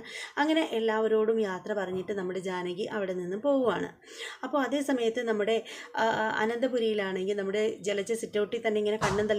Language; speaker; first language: Malayalam; native; Malayalam